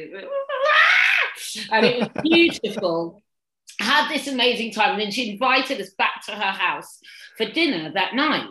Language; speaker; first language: English; native; English